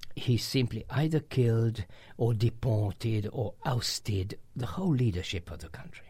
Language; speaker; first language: English; non-native, fluent; Hungarian